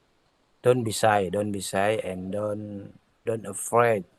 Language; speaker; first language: English; non-native, learner; Indonesian